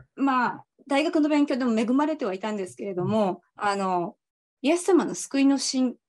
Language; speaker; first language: Japanese; native; Japanese